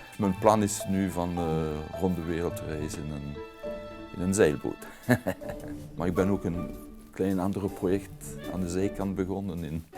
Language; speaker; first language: Dutch; non-native, local second language; French